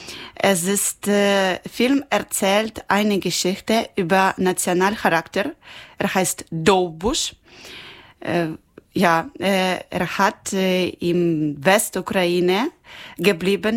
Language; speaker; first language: German; non-native, learner; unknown